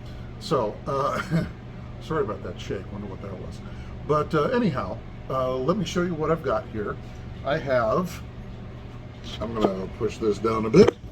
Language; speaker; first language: English; native; English